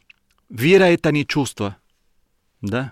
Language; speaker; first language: Russian; non-native, learner; Spanish